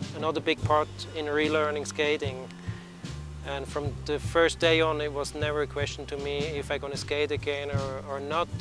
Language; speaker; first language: English; non-native, fluent; Swiss German